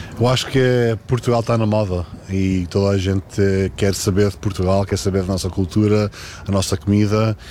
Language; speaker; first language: Portuguese; early bilingual, heritage; Portuguese